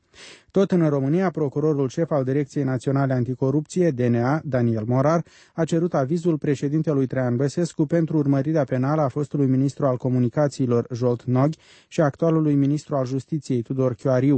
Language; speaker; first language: Romanian; native; Romanian